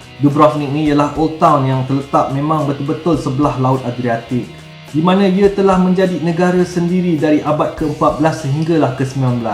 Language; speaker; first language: Malay; native; Malay